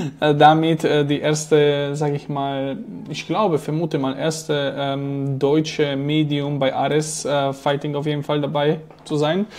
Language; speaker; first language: German; non-native, fluent; Slovak